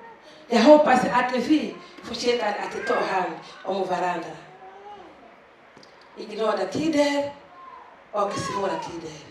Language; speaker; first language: Swedish; non-native, fluent; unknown